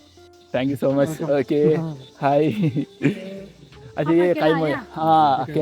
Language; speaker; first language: Hindi; non-native, local second language; Malayalam